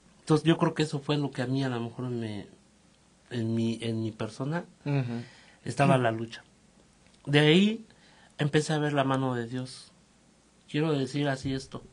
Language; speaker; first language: Spanish; native; Spanish